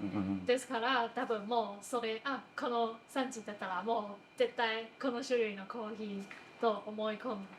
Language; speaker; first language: Japanese; non-native, fluent; Chinese